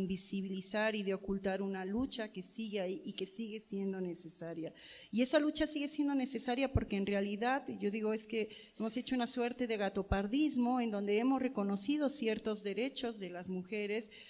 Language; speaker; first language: Spanish; native; Spanish